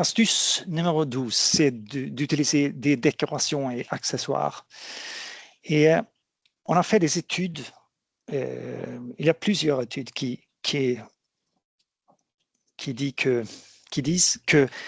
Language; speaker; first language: French; non-native, fluent; Swedish